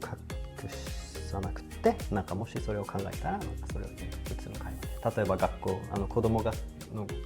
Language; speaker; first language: Japanese; non-native, fluent; Swedish